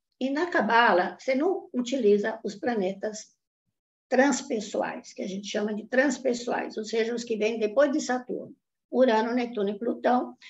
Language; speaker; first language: Portuguese; non-native, fluent; Italian